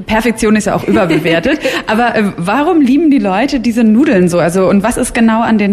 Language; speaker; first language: German; native; German